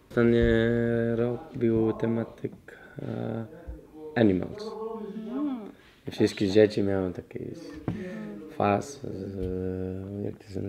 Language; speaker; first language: Polish; non-native, learner; Catalan